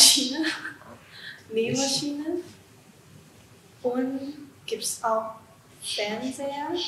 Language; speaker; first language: German; non-native, learner; Japanese